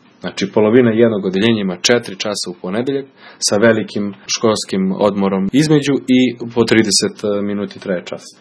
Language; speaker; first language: Serbian; native; Serbian